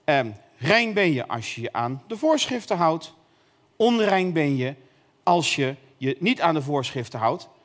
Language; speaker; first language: Dutch; native; Dutch